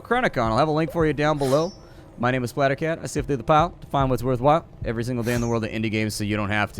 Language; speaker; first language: English; native; English